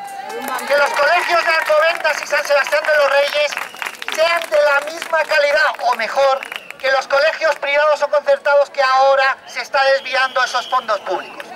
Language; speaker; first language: Spanish; native; Spanish